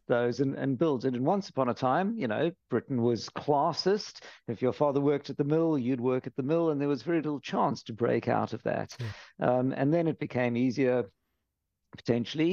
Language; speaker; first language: English; native; English